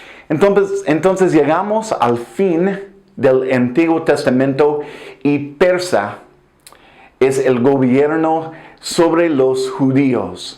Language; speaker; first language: Spanish; non-native, fluent; English